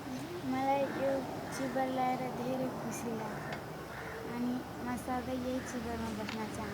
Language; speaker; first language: Nepali; non-native, fluent; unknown